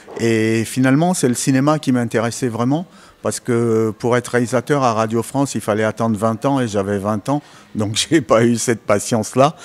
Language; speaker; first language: French; native; French